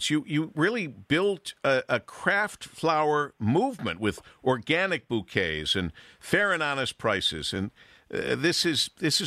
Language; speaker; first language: English; native; English